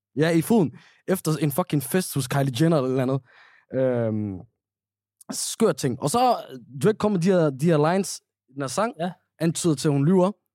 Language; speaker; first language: Danish; early bilingual, other home language; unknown